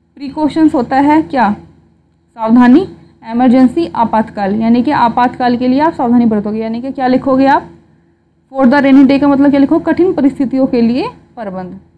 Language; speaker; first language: Hindi; native; Hindi